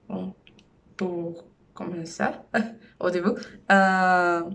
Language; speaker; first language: French; non-native, learner; Spanish